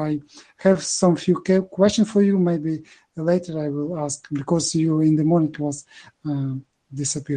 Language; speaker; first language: English; non-native, learner; Ukrainian